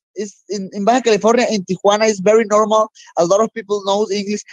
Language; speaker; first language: English; non-native, learner; Spanish